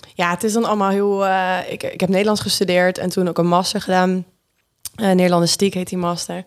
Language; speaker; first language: Dutch; native; Dutch